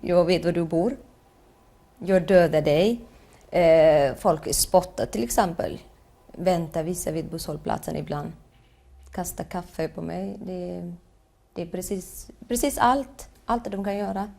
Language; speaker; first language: Swedish; non-native, fluent; Somali